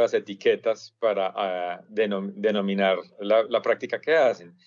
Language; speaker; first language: Spanish; native; Spanish